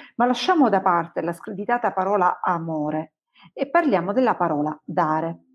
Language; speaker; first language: Italian; native; Italian